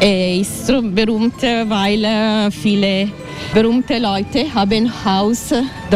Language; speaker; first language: German; non-native, learner; Italian